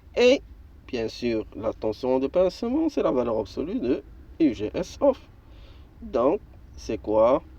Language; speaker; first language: French; non-native, local second language; Arabic